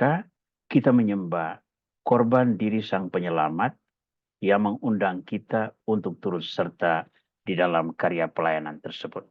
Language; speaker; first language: Indonesian; native; Indonesian